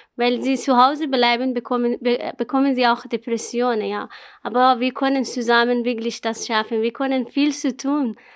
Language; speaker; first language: German; non-native, learner; Persian